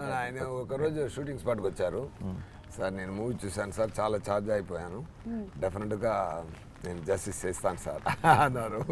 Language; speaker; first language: Telugu; non-native, learner; Tamil